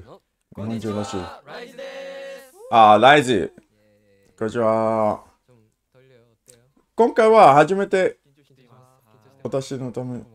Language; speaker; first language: Japanese; non-native, learner; English